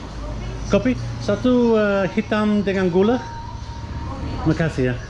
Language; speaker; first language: Indonesian; non-native, learner; English